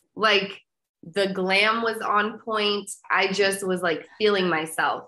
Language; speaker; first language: English; native; English